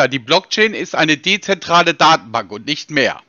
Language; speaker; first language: German; native; German